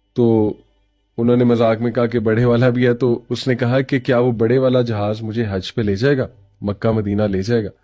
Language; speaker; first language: Urdu; native; Urdu